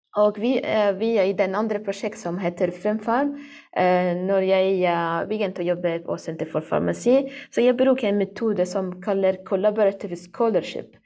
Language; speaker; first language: Norwegian; non-native, learner; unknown